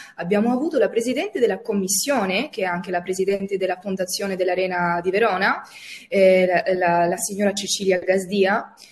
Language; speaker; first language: Italian; non-native, fluent; Albanian